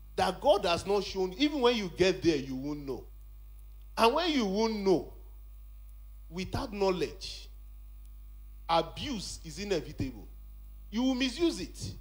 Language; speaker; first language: English; non-native, local second language; Yoruba